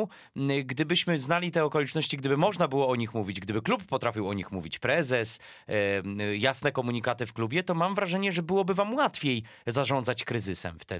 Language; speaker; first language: Polish; native; Polish